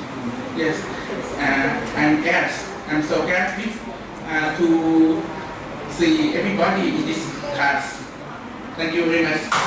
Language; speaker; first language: English; non-native, learner; Thai